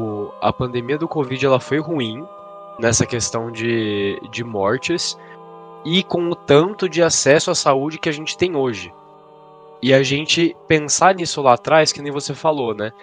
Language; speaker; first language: Portuguese; native; Portuguese